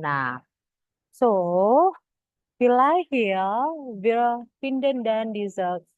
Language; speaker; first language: German; non-native, fluent; Indonesian